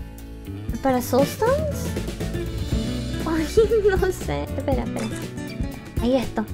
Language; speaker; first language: Spanish; early bilingual, heritage; English